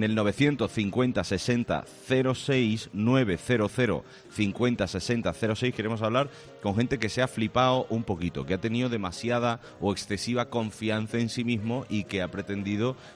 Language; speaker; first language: Spanish; native; Spanish